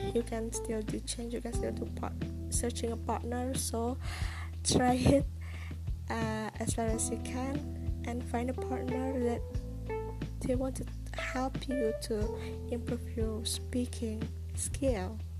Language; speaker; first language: English; non-native, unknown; Indonesian